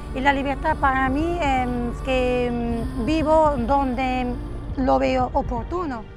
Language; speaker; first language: Spanish; non-native, fluent; Arabic